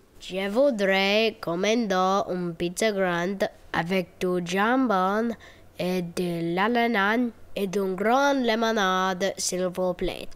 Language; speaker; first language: French; non-native, learner; English